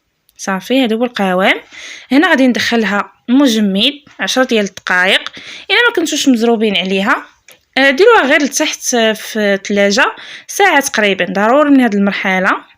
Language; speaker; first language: Arabic; native; Arabic